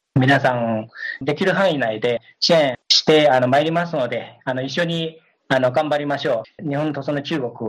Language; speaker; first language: Japanese; non-native, fluent; Chinese